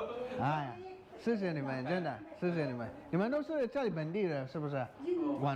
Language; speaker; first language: Chinese; non-native, fluent; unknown